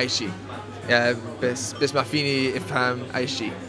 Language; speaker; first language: Arabic; non-native, learner; English